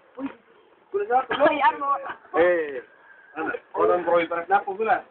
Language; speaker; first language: Estonian; native; Estonian